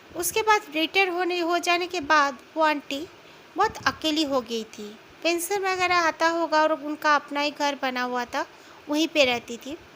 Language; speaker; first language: Hindi; non-native, local second language; Bangla